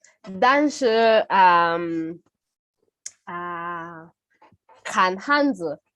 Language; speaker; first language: Chinese; non-native, learner; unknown